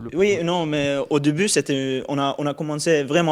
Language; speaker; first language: French; non-native, learner; Norwegian